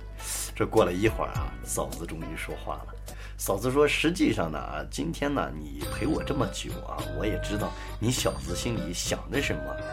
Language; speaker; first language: Chinese; native; Chinese